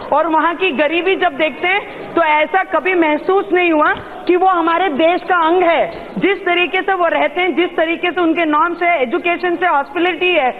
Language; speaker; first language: Hindi; non-native, local second language; Punjabi